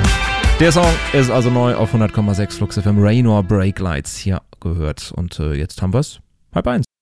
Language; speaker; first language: German; native; German